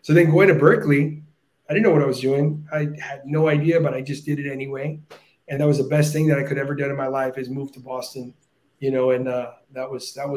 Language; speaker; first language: English; native; English